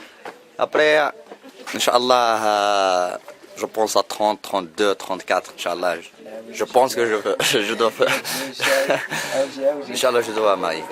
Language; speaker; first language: French; non-native, learner; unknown